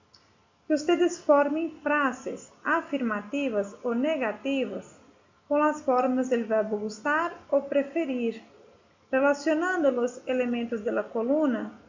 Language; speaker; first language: Spanish; non-native, fluent; Portuguese